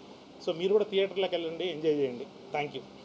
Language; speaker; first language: Telugu; native; Telugu